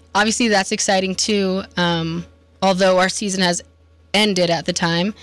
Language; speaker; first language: English; native; English